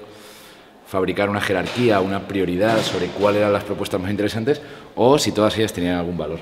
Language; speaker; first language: Spanish; native; Spanish